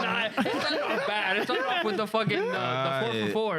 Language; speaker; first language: English; early bilingual, other home language; Spanish